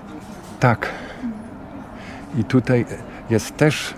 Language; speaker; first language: Polish; non-native, fluent; German